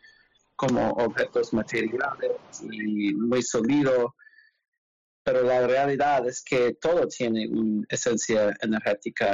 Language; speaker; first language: Spanish; non-native, learner; English